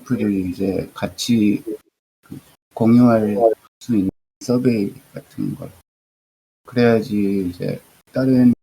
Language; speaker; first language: Korean; early bilingual, heritage; Korean